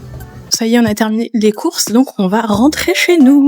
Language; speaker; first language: French; native; French